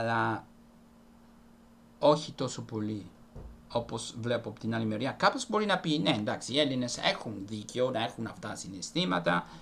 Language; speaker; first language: Greek; non-native, fluent; Italian